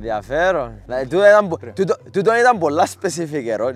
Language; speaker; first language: Greek; native; Greek